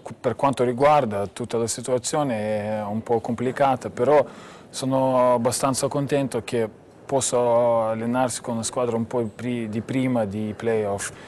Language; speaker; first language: Italian; non-native, learner; Lithuanian